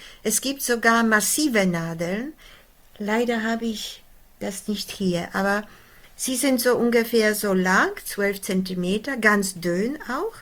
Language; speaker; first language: German; non-native, fluent; Polish